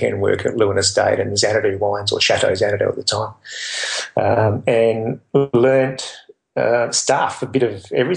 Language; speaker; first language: English; native; English